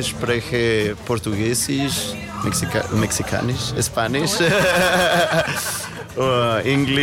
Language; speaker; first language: German; non-native, learner; Spanish